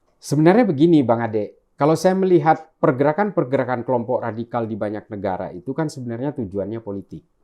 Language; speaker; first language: Indonesian; non-native, local second language; Madurese